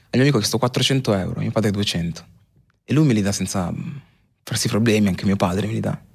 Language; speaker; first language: Italian; early bilingual, other home language; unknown